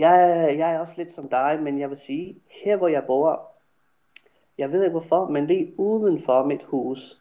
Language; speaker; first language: Danish; non-native, fluent; English